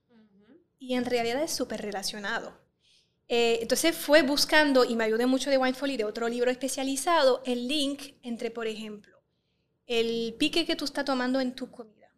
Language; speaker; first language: Spanish; non-native, fluent; French